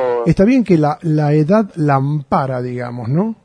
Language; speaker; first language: Spanish; native; Spanish